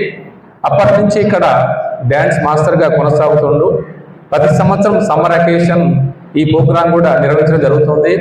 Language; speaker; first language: Telugu; native; Telugu